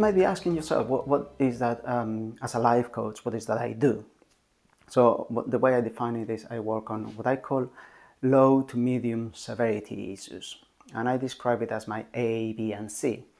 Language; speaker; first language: English; non-native, fluent; Spanish